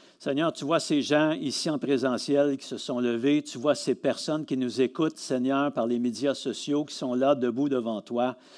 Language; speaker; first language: French; native; French